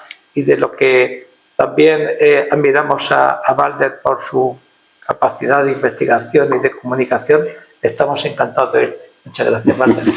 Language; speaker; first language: Spanish; native; Spanish